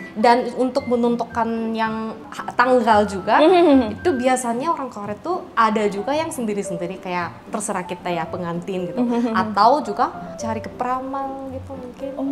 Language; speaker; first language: Indonesian; non-native, fluent; Korean